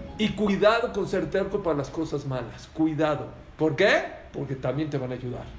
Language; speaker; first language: Spanish; native; Spanish